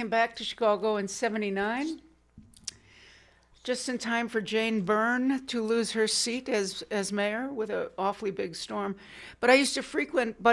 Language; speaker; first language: English; native; English